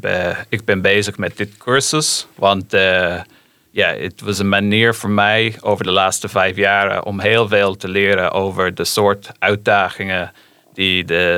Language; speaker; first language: Dutch; non-native, fluent; English